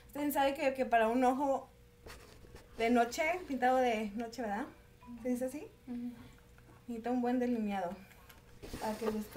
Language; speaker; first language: Spanish; early bilingual, heritage; Spanish